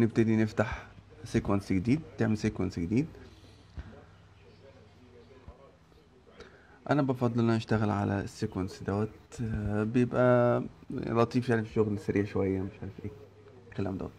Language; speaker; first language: Arabic; native; Arabic